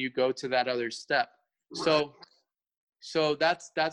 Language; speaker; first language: English; early bilingual, other home language; Spanish